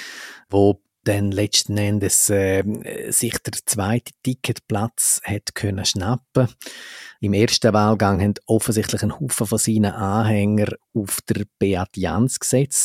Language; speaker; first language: German; native; German